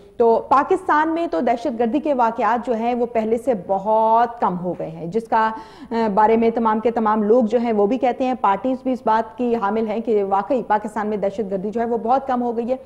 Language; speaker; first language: Urdu; native; Urdu